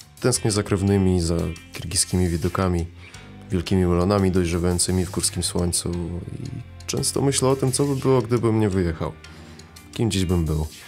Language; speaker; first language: Polish; early bilingual, other home language; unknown